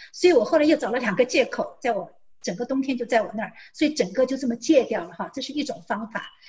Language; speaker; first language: Chinese; native; Chinese